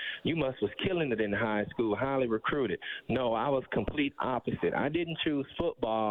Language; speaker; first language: English; native; English